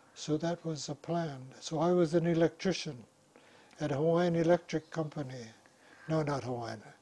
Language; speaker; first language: English; native; English